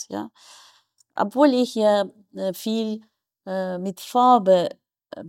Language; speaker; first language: German; non-native, fluent; Persian